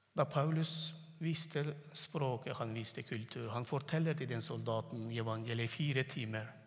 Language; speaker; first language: Norwegian; non-native, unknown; Turkmen